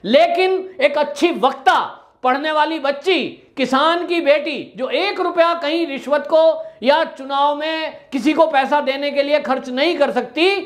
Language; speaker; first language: Hindi; native; Hindi